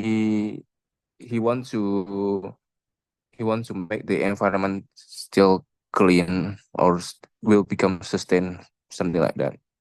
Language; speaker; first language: English; non-native, local second language; Indonesian